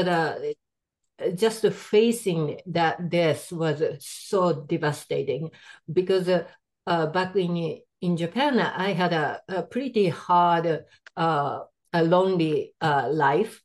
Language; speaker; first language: English; non-native, fluent; Japanese